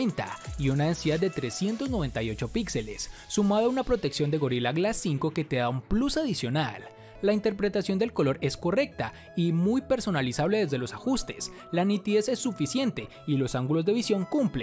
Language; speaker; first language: Spanish; native; Spanish